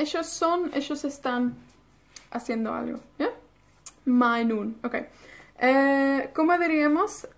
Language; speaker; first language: Spanish; non-native, fluent; Welsh